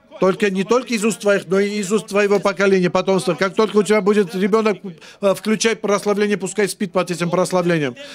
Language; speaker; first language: Russian; non-native, local second language; Armenian